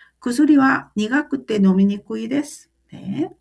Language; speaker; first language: Japanese; non-native, fluent; Korean